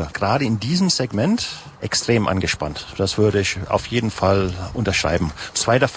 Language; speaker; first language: German; native; German